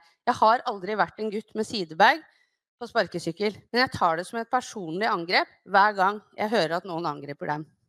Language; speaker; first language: Norwegian; native; Norwegian